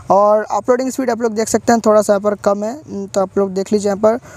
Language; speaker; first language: Hindi; non-native, local second language; Bangla